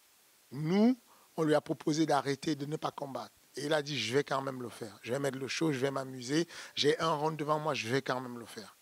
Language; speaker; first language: French; native; French